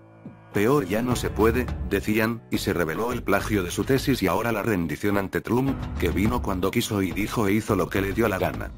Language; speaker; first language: Spanish; native; Spanish